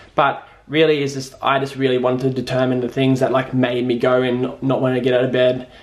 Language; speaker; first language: English; native; English